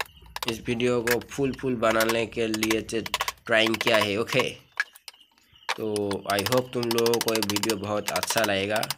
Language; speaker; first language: Hindi; non-native, local second language; Bangla